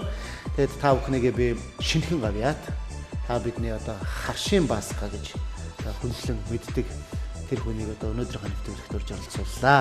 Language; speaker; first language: Mongolian; native; Mongolian